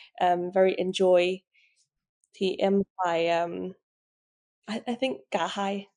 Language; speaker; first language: Vietnamese; early bilingual, heritage; Vietnamese